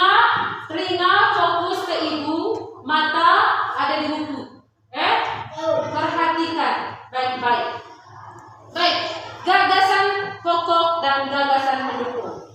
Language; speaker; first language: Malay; non-native, local second language; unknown